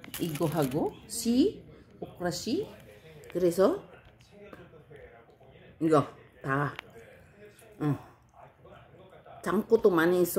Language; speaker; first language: Korean; non-native, learner; Filipino